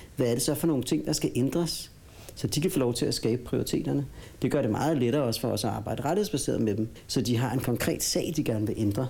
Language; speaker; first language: Danish; native; Danish